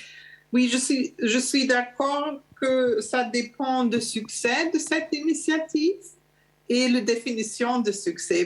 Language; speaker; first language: French; non-native, learner; German